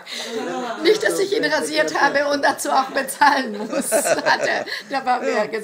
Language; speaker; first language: German; non-native, fluent; Greek